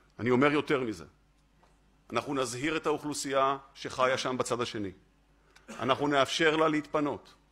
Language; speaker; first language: Hebrew; native; Hebrew